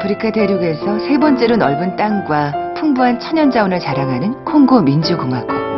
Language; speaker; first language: Korean; native; Korean